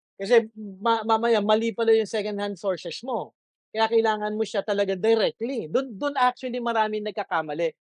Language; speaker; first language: Filipino; native; Filipino